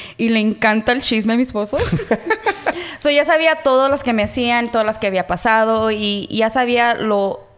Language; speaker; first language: Spanish; early bilingual, heritage; Spanish